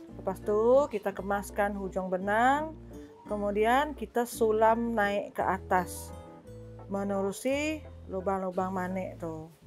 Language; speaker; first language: Malay; non-native, local second language; Iban